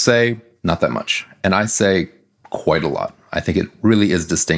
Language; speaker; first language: English; native; English